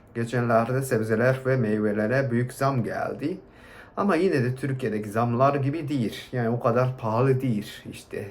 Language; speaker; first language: Turkish; non-native, fluent; Japanese